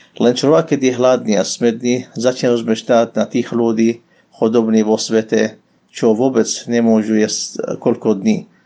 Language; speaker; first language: Slovak; non-native, learner; Arabic